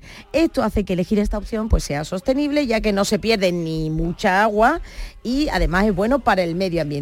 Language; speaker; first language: Spanish; native; Spanish